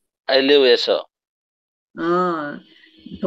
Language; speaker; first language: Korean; non-native, learner; Tetum